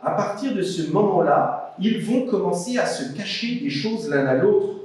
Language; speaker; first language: French; native; French